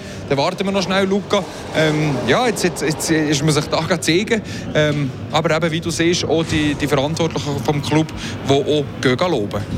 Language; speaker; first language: German; native; German